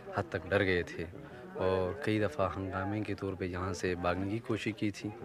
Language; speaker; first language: Urdu; non-native, local second language; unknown